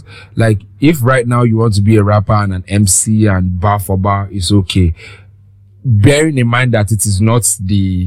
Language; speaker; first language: English; non-native, local second language; Yoruba